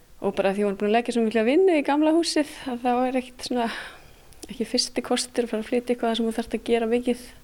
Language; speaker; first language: Icelandic; native; Icelandic